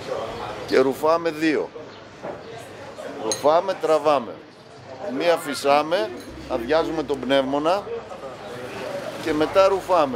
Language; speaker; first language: Greek; native; Greek